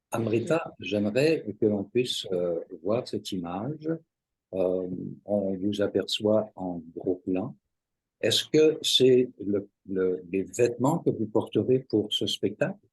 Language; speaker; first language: French; native; French